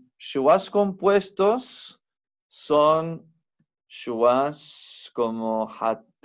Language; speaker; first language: Spanish; non-native, fluent; English